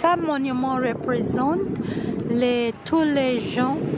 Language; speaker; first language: French; non-native, learner; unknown